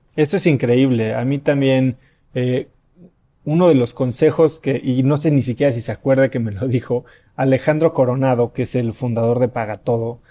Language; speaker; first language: Spanish; native; Spanish